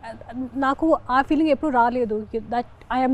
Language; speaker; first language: Telugu; non-native, fluent; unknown